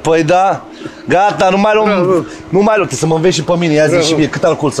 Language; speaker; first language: Romanian; native; Romanian